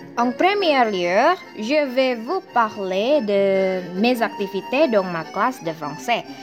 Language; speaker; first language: French; non-native, learner; Indonesian